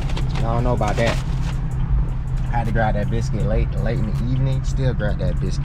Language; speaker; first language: English; native; English